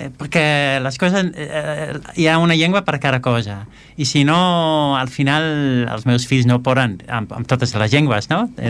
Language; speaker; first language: Catalan; non-native, fluent; Dutch